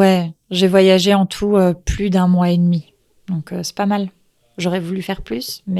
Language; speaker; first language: French; native; French